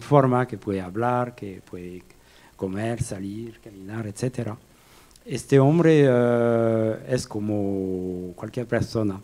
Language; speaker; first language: Spanish; non-native, fluent; French